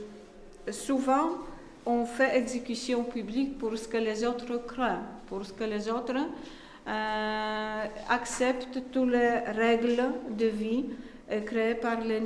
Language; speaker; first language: French; non-native, learner; Polish